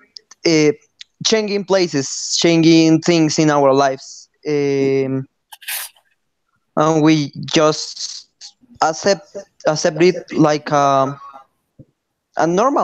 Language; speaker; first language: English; non-native, learner; Spanish